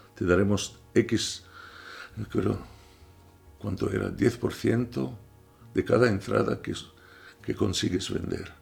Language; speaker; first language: Spanish; non-native, fluent; Arabic